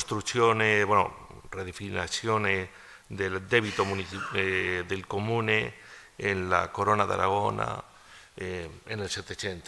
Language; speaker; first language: Italian; non-native, learner; Spanish